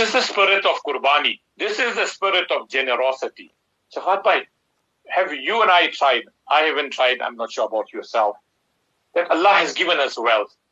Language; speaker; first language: English; native; English